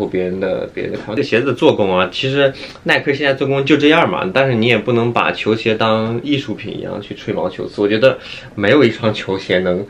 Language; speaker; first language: Chinese; native; Chinese